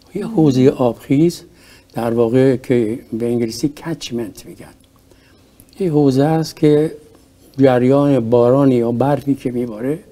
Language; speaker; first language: Persian; native; Persian